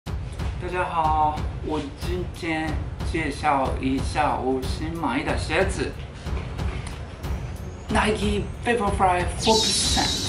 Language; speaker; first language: Chinese; non-native, fluent; Japanese